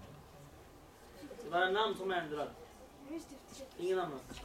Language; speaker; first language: Swedish; non-native, learner; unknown